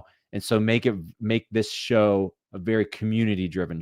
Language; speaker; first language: English; native; English